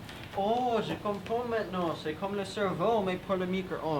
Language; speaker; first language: French; non-native, learner; English